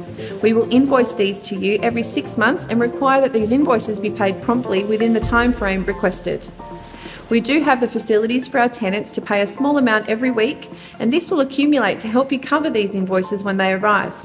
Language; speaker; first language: English; native; English